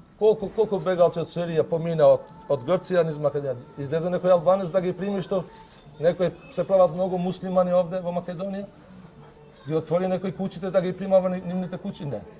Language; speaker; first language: Macedonian; non-native, local second language; Albanian